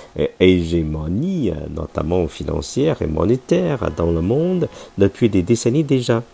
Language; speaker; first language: French; non-native, fluent; Chinese